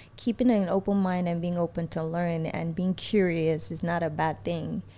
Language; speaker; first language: English; native; English